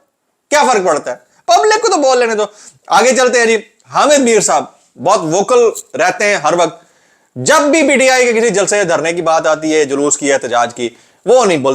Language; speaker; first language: Urdu; native; Urdu